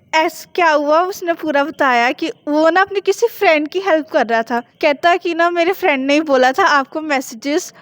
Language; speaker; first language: Hindi; non-native, local second language; Punjabi